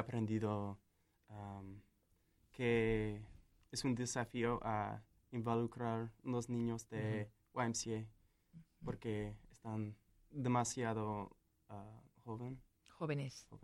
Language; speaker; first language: Spanish; non-native, learner; English